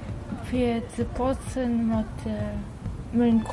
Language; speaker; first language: German; non-native, learner; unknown